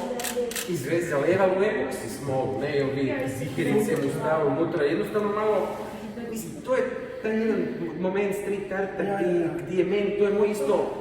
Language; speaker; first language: Croatian; native; Croatian